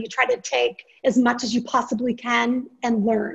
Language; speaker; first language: English; native; English